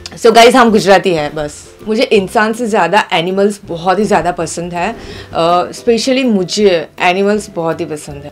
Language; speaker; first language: Hindi; non-native, local second language; Gujarati